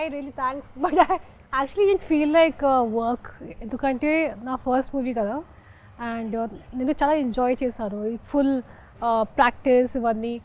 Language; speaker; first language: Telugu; non-native, local second language; Hindi